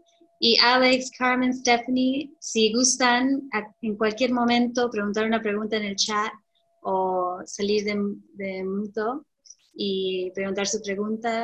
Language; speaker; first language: Spanish; early bilingual, heritage; Spanish